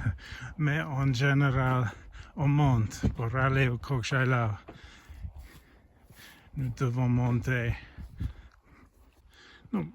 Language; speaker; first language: French; non-native, learner; English